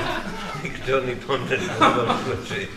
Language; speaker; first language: Russian; non-native, learner; English